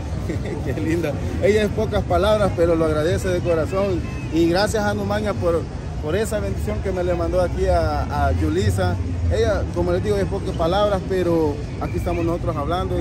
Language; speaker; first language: Spanish; native; Spanish